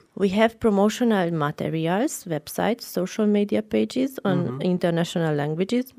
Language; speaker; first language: English; non-native, learner; Romanian